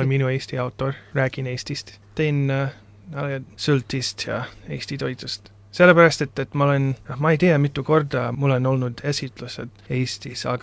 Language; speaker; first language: Estonian; non-native, fluent; English